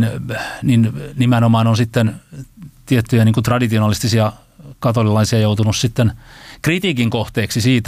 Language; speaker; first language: Finnish; native; Finnish